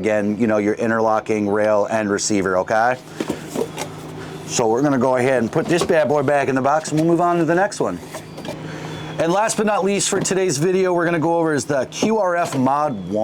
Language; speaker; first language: English; native; English